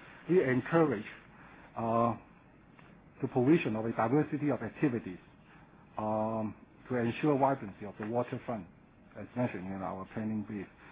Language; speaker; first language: English; non-native, local second language; Cantonese